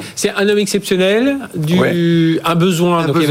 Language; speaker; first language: French; native; French